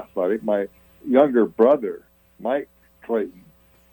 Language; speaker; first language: English; native; English